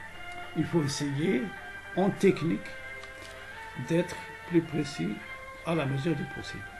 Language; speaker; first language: French; non-native, local second language; Arabic